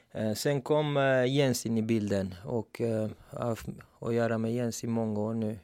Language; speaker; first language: Swedish; early bilingual, other home language; Turkish